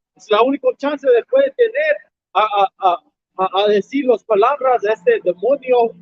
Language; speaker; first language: Spanish; non-native, learner; English